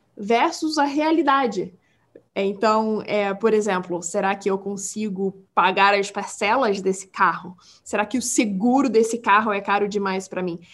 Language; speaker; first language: Portuguese; non-native, local second language; English